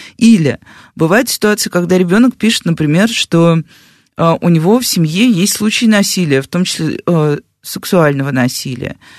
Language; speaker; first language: Russian; native; Russian